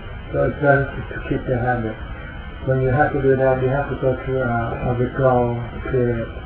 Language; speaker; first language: English; non-native, fluent; Thai